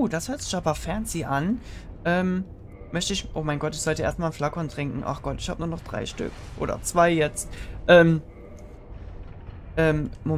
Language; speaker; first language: German; native; German